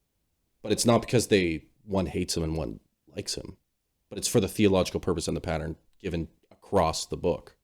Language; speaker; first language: English; native; English